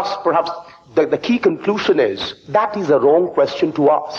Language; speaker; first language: English; non-native, local second language; Bangla